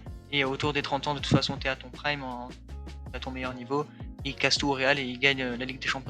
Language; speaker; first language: French; native; French